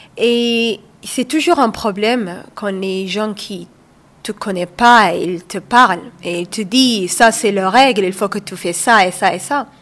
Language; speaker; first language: French; non-native, learner; Somali